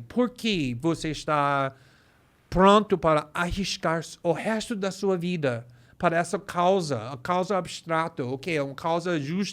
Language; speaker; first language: Portuguese; non-native, fluent; English